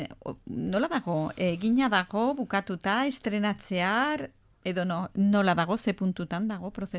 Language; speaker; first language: Basque; native; Basque